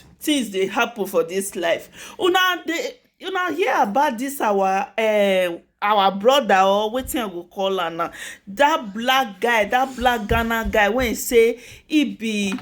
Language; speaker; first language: Nigerian Pidgin; native; Nigerian Pidgin